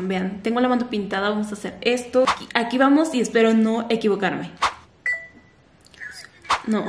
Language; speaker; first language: Spanish; native; Spanish